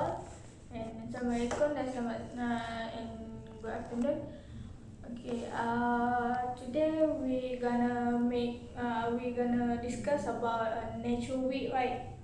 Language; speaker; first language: English; non-native, learner; Malay